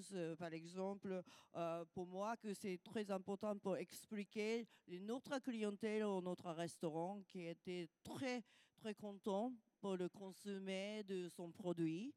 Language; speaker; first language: French; non-native, learner; Japanese